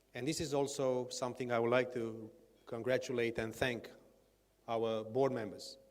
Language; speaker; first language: English; non-native, fluent; Romanian